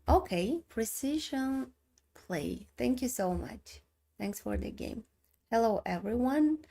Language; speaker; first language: English; non-native, learner; Armenian